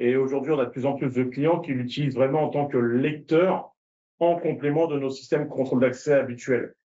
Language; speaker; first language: French; native; French